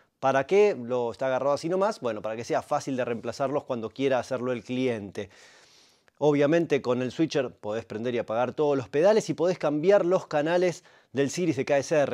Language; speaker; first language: Spanish; native; Spanish